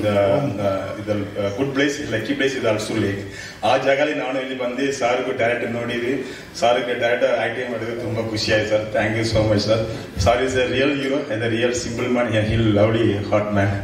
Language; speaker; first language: Kannada; non-native, learner; Tamil